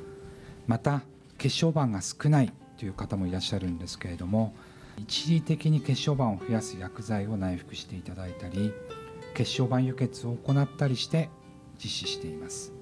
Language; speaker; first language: Japanese; native; Japanese